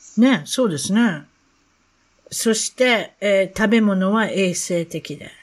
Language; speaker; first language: Japanese; native; Japanese